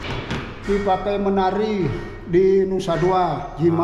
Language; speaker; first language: Indonesian; non-native, local second language; Balinese